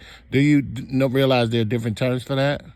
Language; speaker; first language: English; native; English